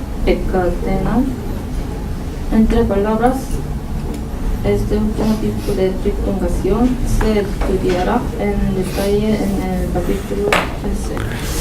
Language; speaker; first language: Spanish; non-native, learner; Korean